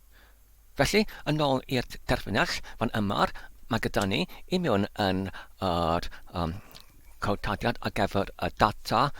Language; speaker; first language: Welsh; non-native, learner; English